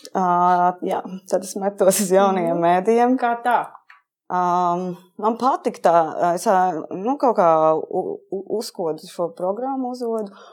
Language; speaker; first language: Latvian; native; Latvian